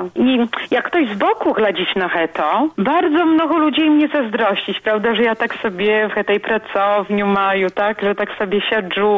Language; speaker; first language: Polish; non-native, local second language; Belarusian